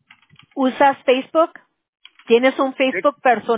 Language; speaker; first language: Spanish; early bilingual, heritage; Spanish